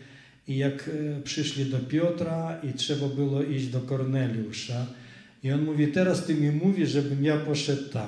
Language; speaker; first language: Polish; non-native, fluent; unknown